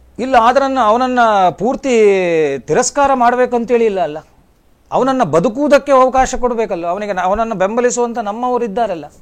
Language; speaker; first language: Kannada; non-native, local second language; Konkani